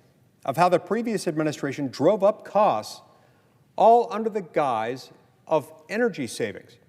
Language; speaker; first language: English; native; English